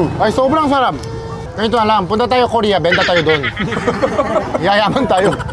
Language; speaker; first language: Filipino; non-native, fluent; Korean